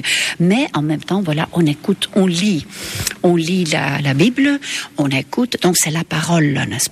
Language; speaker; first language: French; non-native, fluent; Estonian